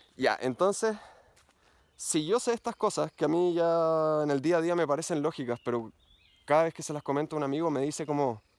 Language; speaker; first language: Spanish; native; Spanish